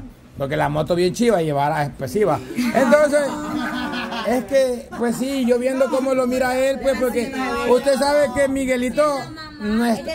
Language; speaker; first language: Spanish; native; Spanish